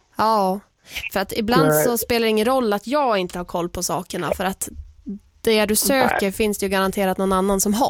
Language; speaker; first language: Swedish; native; Swedish